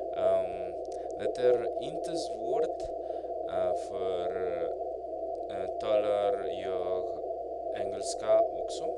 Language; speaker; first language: Swedish; non-native, learner; Spanish